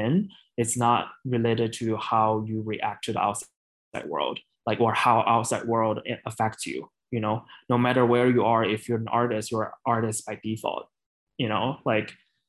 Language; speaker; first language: English; non-native, fluent; Chinese